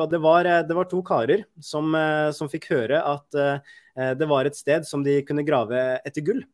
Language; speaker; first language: Norwegian; native; Norwegian